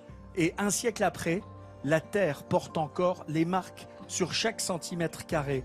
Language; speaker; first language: French; native; French